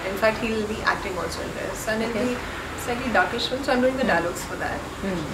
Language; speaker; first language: English; non-native, local second language; Hindi